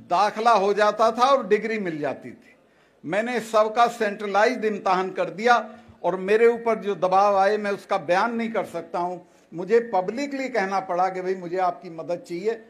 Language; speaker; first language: Hindi; native; Hindi